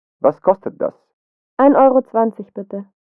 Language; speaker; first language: German; non-native, fluent; Ukrainian